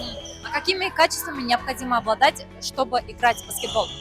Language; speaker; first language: Russian; native; Russian